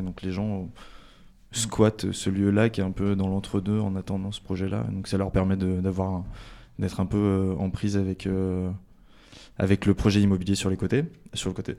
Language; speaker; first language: French; native; French